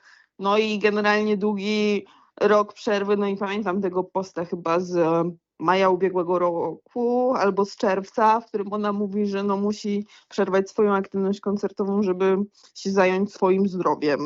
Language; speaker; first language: Polish; native; Polish